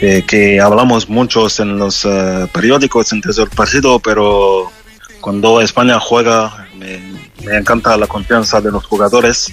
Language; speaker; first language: Spanish; non-native, fluent; French